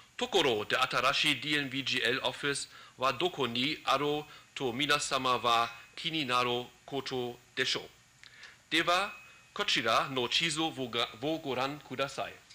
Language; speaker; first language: Japanese; non-native, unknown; German